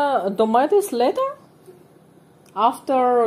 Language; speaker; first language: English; non-native, learner; Russian